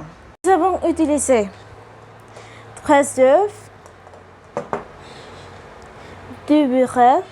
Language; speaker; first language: French; non-native, learner; Spanish